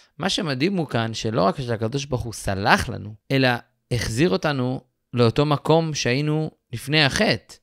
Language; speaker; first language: Hebrew; native; Hebrew